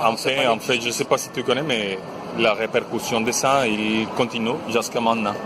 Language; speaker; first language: French; non-native, fluent; Spanish